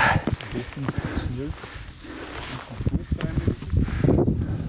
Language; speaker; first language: German; native; German